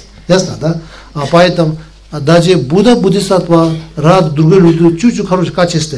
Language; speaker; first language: Russian; non-native, learner; Tibetan